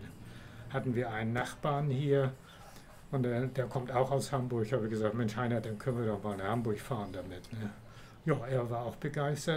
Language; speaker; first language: German; native; German